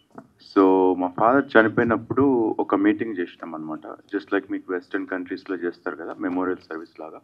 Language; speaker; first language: Telugu; native; Telugu